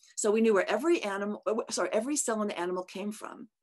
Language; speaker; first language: English; native; English